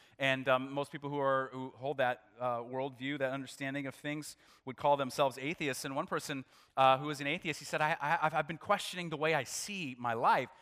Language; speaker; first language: English; native; English